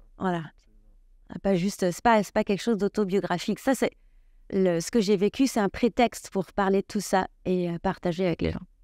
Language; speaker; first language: French; native; French